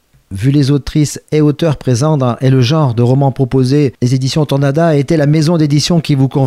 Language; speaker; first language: French; native; French